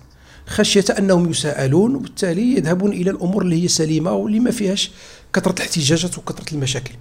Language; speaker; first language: Arabic; native; Arabic